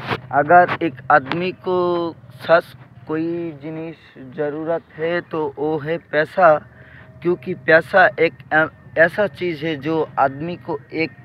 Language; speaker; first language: Hindi; non-native, learner; Bangla